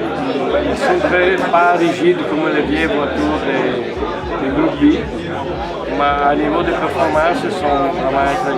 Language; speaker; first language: French; non-native, fluent; Italian